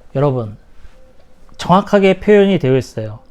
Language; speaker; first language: Korean; native; Korean